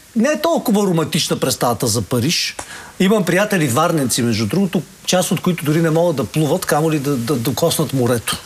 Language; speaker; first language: Bulgarian; native; Bulgarian